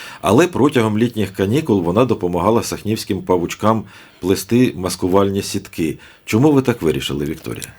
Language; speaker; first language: Ukrainian; native; Ukrainian